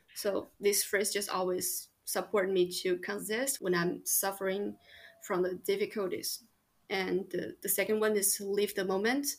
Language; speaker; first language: English; non-native, fluent; Chinese